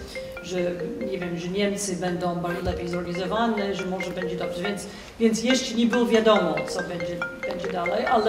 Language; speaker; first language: Polish; non-native, fluent; English